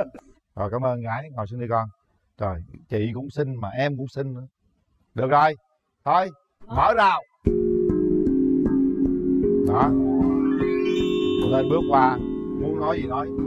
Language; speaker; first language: Vietnamese; native; Vietnamese